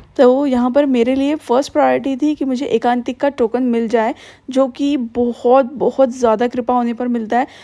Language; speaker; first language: Hindi; native; Hindi